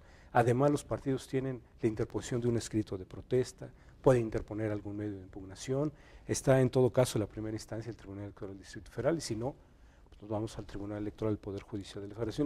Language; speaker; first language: Spanish; native; Spanish